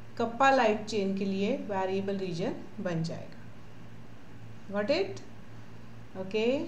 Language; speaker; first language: Hindi; non-native, local second language; Marathi